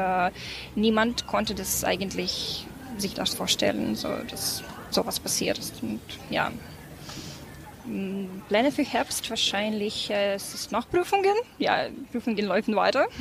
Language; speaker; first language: German; non-native, fluent; Ukrainian